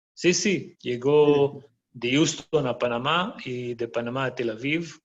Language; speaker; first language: Spanish; non-native, fluent; Arabic